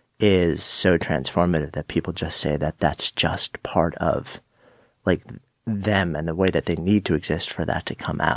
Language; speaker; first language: English; native; English